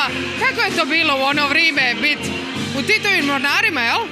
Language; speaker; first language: Croatian; native; Croatian